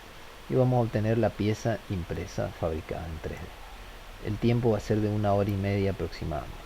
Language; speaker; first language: Spanish; native; Spanish